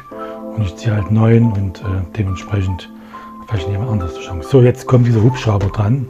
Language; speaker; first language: German; native; German